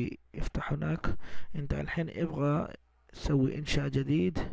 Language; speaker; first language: Arabic; non-native, learner; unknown